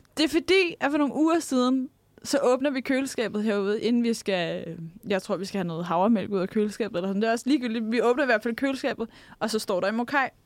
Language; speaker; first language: Danish; native; Danish